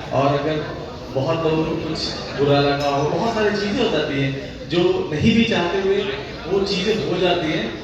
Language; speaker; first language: Hindi; native; Hindi